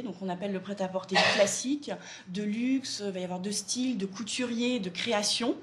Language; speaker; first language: French; native; French